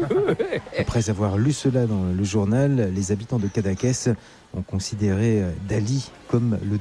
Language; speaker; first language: French; native; French